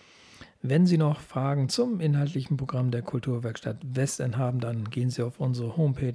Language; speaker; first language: German; native; German